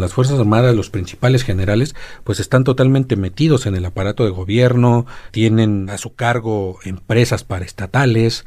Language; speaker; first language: Spanish; native; Spanish